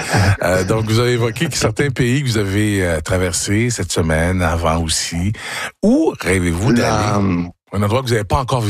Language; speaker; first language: French; native; French